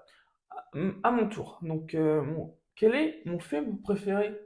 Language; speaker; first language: French; native; French